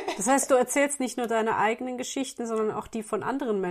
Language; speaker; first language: German; native; German